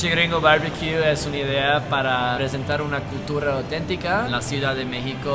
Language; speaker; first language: Spanish; non-native, learner; English